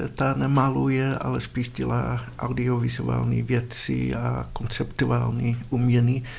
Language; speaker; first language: Czech; non-native, fluent; Dutch